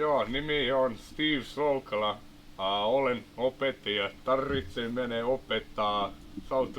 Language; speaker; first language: Finnish; non-native, learner; English